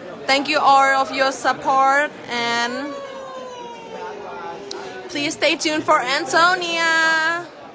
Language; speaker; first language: English; non-native, learner; Thai